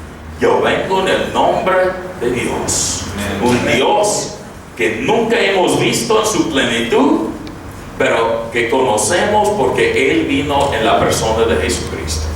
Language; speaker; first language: Spanish; non-native, fluent; English